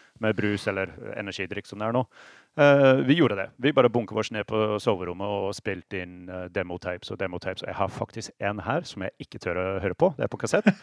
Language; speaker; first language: Norwegian; non-native, fluent; English